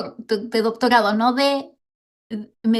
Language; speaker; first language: Spanish; native; Spanish